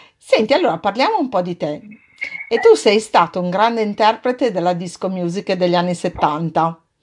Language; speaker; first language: Italian; native; Italian